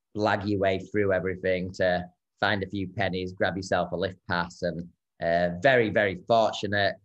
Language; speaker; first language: English; native; English